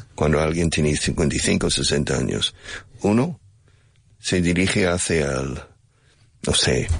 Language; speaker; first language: Spanish; non-native, fluent; English